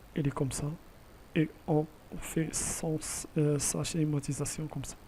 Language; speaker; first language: French; non-native, local second language; Arabic